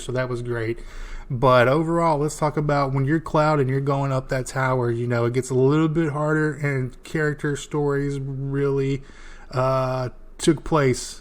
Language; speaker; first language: English; native; English